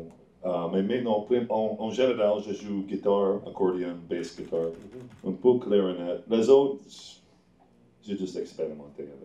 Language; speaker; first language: French; non-native, learner; English